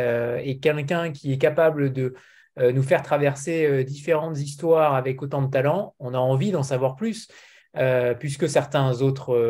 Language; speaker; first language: French; native; French